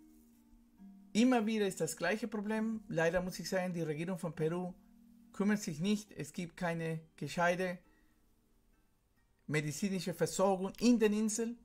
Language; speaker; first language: German; non-native, fluent; Spanish